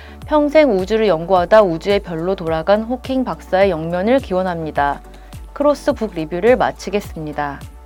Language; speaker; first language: Korean; native; Korean